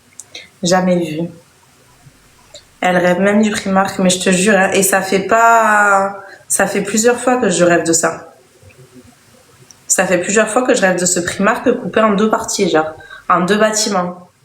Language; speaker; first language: French; native; French